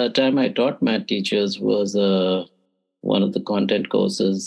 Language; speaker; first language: English; native; English